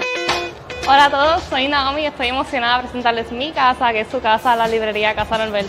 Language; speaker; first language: Spanish; native; Spanish